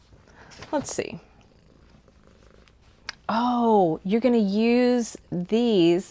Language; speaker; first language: English; native; English